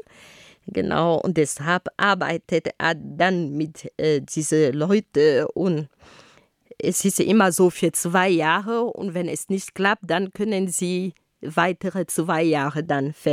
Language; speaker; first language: German; non-native, fluent; Ghomala